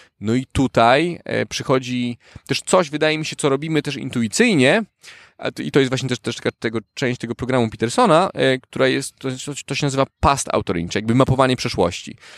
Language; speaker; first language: Polish; native; Polish